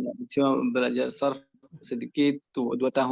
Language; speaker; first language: Indonesian; non-native, learner; Persian